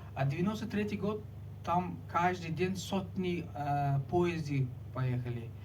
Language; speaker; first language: Russian; non-native, local second language; Tajik